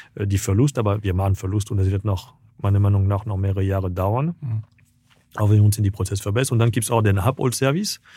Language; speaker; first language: German; non-native, fluent; French